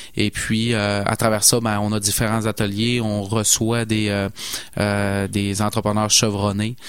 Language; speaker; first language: French; native; French